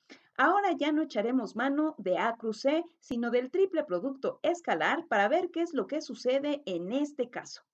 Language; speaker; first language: Spanish; native; Spanish